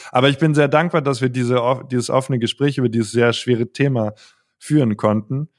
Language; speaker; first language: German; native; German